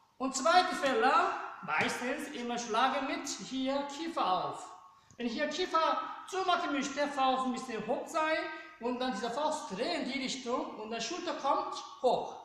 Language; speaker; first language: German; non-native, learner; Korean